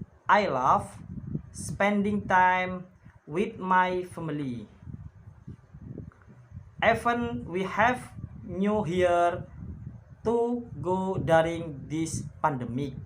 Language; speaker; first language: English; non-native, learner; Indonesian